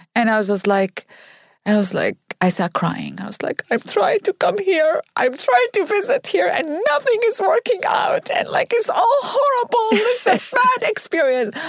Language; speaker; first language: English; non-native, fluent; Arabic